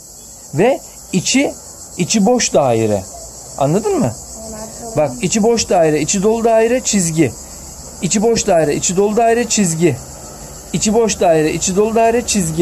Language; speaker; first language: Turkish; native; Turkish